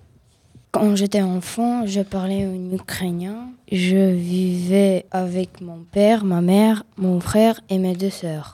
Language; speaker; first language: French; non-native, learner; Ukrainian